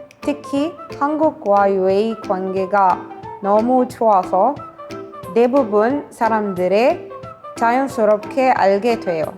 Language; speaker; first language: Korean; non-native, fluent; Arabic